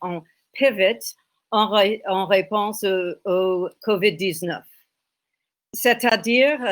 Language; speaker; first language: French; non-native, learner; English